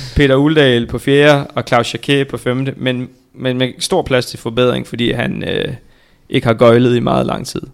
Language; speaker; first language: Danish; native; Danish